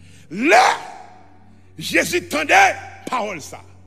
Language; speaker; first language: French; native; French